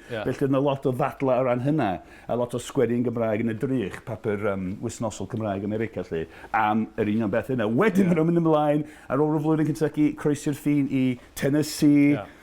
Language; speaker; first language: Welsh; non-native, fluent; English